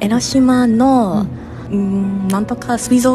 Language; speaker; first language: Japanese; non-native, learner; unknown